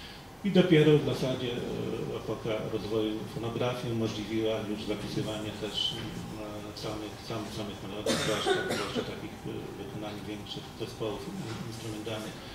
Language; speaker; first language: Polish; native; Polish